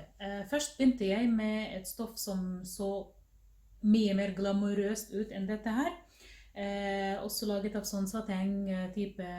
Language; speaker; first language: Norwegian; non-native, fluent; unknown